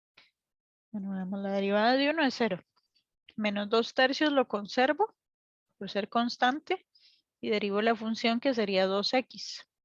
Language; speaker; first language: Spanish; native; Spanish